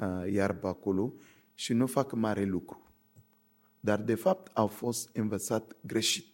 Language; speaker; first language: Romanian; non-native, fluent; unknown